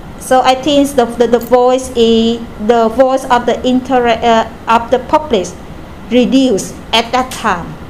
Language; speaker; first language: English; non-native, learner; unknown